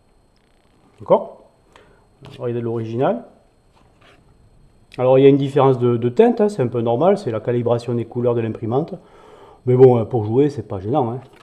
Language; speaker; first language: French; native; French